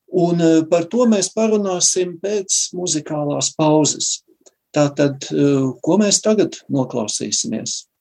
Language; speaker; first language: Latvian; native; Latvian